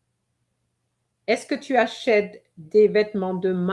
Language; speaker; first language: French; non-native, fluent; English